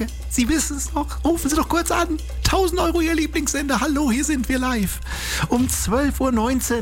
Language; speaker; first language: German; native; German